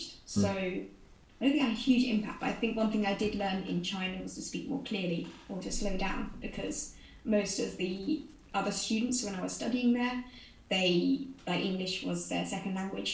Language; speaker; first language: English; native; English